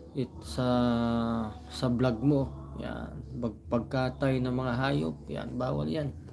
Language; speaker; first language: Filipino; non-native, local second language; Cebuano